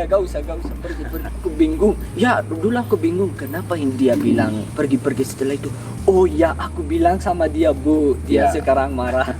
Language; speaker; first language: Indonesian; non-native, learner; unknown